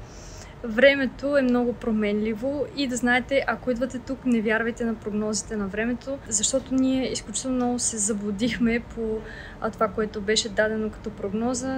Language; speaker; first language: Bulgarian; native; Bulgarian